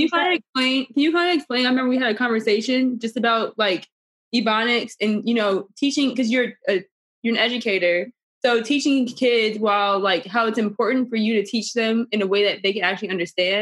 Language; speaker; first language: English; native; English